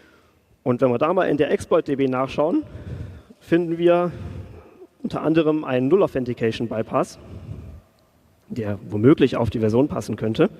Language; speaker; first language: German; native; German